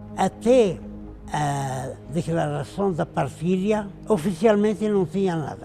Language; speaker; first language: Portuguese; non-native, fluent; Arabic